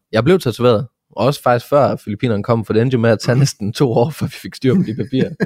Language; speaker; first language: Danish; native; Danish